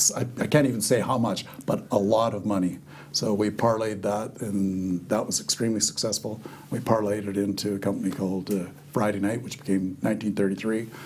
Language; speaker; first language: English; native; English